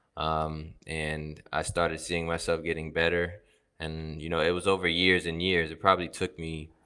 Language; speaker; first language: English; native; English